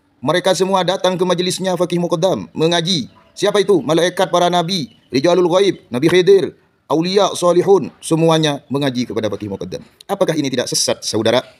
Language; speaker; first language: Indonesian; non-native, local second language; Madurese